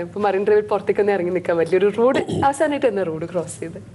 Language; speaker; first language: Malayalam; native; Malayalam